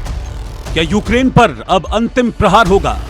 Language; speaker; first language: Hindi; native; Hindi